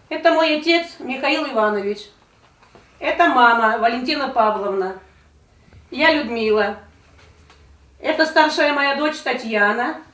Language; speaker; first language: Russian; native; Russian